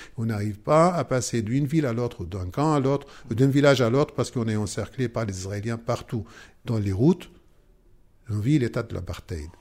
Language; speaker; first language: French; non-native, fluent; Arabic